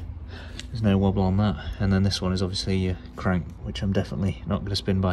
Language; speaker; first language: English; native; English